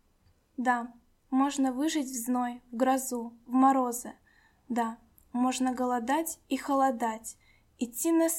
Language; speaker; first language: Russian; native; Russian